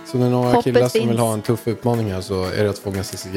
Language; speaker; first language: Swedish; native; Swedish